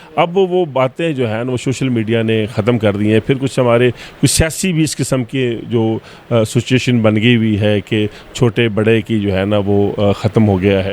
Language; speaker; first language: Urdu; non-native, local second language; Pashto